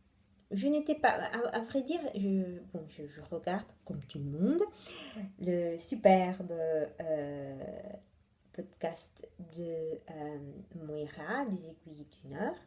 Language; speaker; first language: French; non-native, fluent; Italian